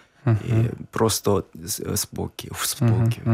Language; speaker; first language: Ukrainian; non-native, learner; Japanese